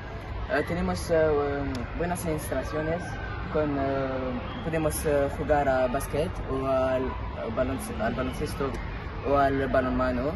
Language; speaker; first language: Spanish; non-native, learner; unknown